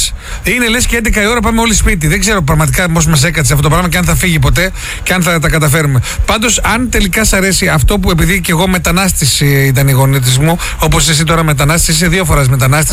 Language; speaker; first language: Greek; native; Greek